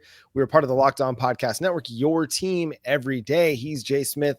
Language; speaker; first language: English; native; English